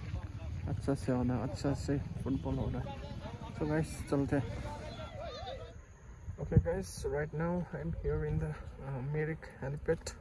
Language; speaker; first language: Hindi; non-native, local second language; Nepali